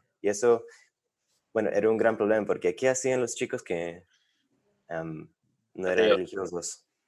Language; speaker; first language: Spanish; non-native, fluent; English